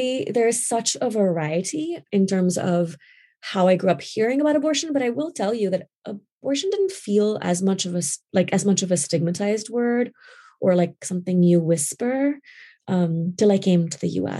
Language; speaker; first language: English; non-native, local second language; Urdu